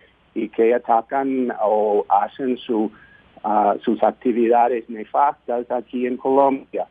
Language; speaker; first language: Spanish; non-native, fluent; English